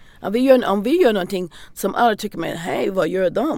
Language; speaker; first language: Swedish; non-native, learner; English